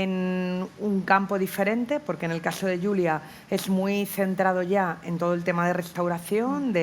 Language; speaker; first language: Spanish; native; Spanish